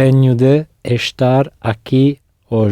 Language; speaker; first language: Portuguese; non-native, learner; English